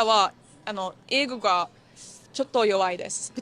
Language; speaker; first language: Japanese; non-native, learner; English